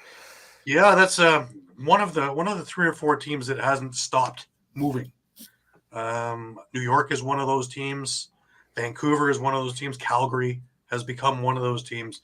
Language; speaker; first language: English; native; English